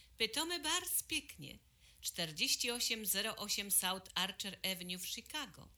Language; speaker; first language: Polish; native; Polish